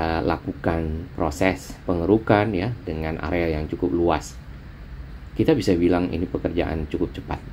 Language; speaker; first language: Indonesian; native; Indonesian